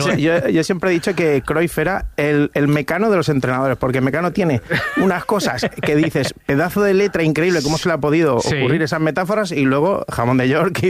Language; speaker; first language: Spanish; native; Spanish